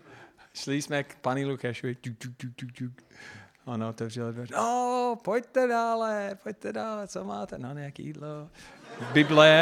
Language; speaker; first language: Czech; non-native, fluent; English